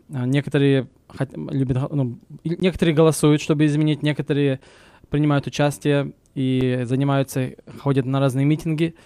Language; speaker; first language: Russian; early bilingual, heritage; Russian